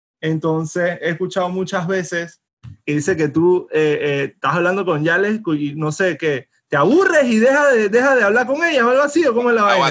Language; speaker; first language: Spanish; native; Spanish